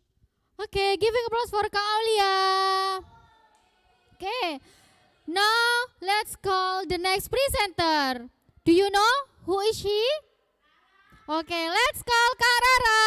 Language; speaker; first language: English; non-native, fluent; Indonesian